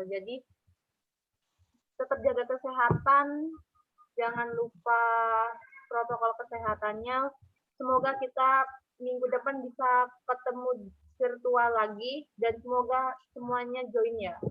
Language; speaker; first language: Indonesian; native; Indonesian